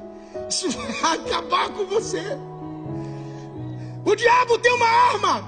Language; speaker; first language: Portuguese; native; Portuguese